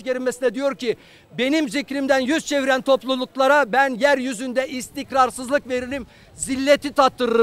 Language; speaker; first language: Turkish; native; Turkish